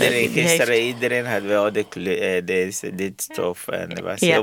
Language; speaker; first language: Dutch; non-native, learner; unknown